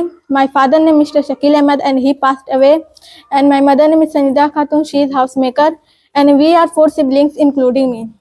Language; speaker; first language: English; non-native, learner; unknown